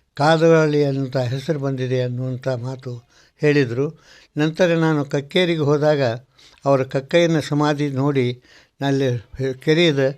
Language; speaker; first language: Kannada; native; Kannada